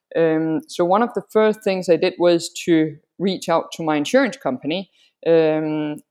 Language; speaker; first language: English; non-native, fluent; Danish